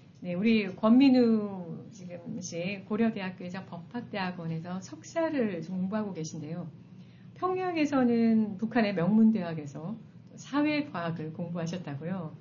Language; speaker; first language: Korean; native; Korean